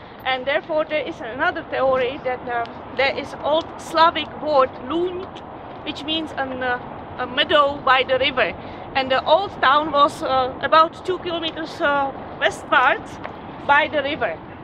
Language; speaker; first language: English; non-native, fluent; Czech